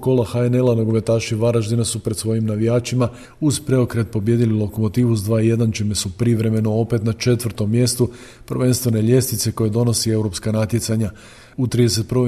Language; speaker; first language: Bosnian; native; Bosnian